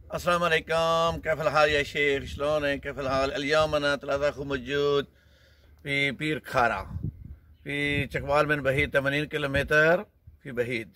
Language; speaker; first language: Arabic; non-native, learner; Punjabi